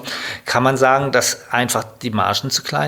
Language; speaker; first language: German; native; German